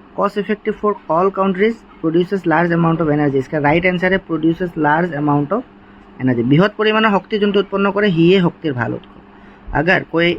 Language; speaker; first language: Hindi; non-native, local second language; Assamese